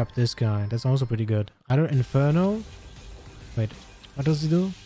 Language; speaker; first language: English; non-native, fluent; Polish